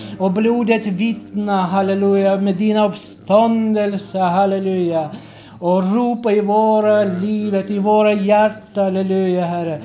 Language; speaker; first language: Swedish; non-native, learner; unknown